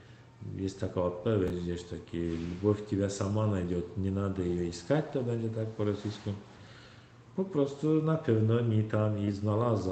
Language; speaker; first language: Polish; non-native, learner; Turkmen